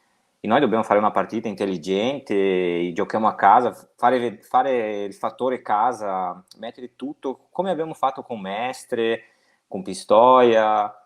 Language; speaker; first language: Italian; non-native, fluent; Portuguese